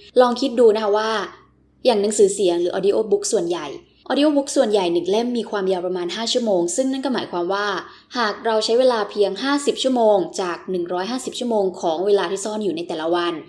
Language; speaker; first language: Thai; native; Thai